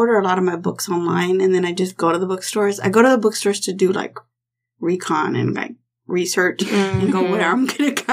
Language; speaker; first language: English; native; English